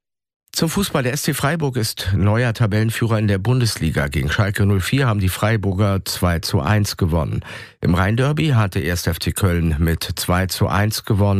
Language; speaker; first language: German; native; German